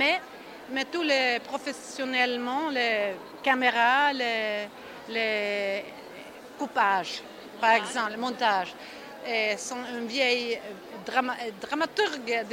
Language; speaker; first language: French; non-native, learner; Swedish